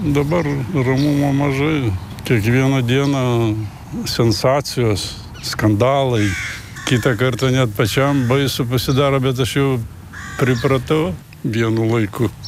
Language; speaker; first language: Lithuanian; non-native, local second language; Russian